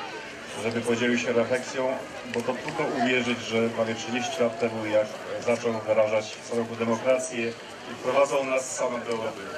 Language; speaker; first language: Polish; native; Polish